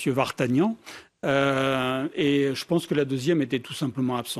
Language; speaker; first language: French; native; French